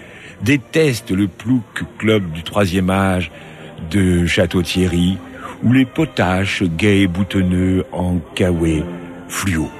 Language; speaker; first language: French; native; French